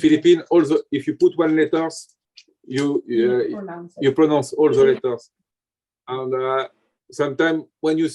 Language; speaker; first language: English; non-native, learner; French